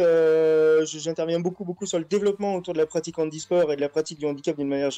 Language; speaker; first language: French; native; French